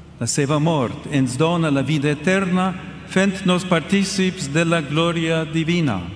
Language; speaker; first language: Catalan; non-native, learner; English